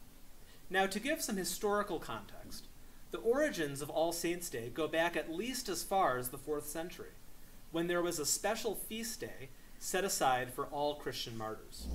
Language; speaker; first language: English; native; English